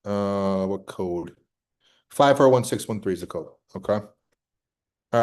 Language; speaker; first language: English; native; English